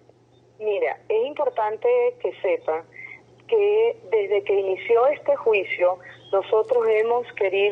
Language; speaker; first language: Spanish; native; Spanish